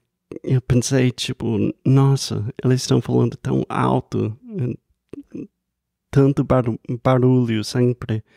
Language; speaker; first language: Portuguese; non-native, fluent; English